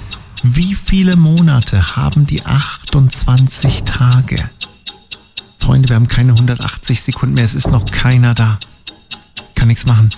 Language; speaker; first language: German; native; German